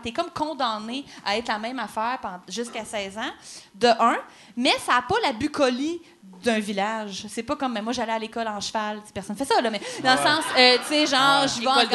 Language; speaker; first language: French; native; French